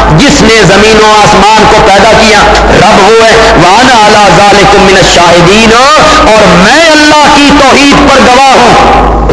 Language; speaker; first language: Urdu; non-native, local second language; Punjabi